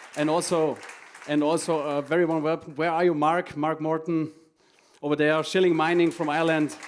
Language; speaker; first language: English; non-native, fluent; German